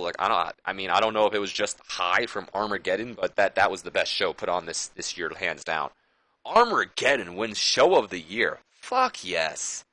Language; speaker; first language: English; native; English